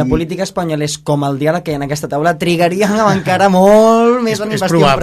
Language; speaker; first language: Catalan; native; Catalan